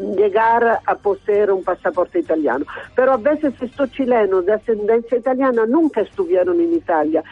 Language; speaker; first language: Spanish; non-native, learner; Italian